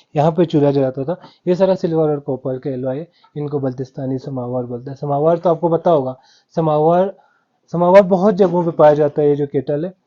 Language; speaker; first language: Hindi; non-native, local second language; Balti